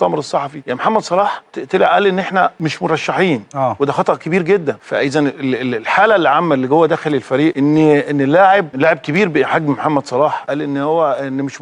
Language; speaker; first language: Arabic; native; Arabic